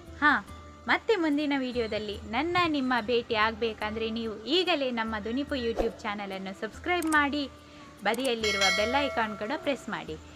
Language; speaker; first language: Kannada; non-native, local second language; Tulu